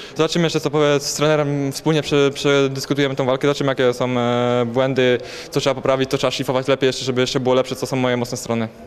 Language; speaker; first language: Polish; native; Polish